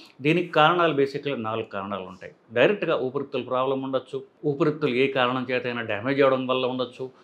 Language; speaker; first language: Telugu; native; Telugu